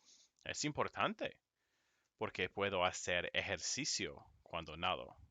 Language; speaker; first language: Spanish; non-native, fluent; English